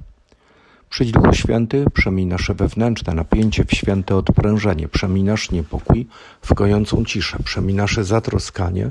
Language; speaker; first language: Polish; native; Polish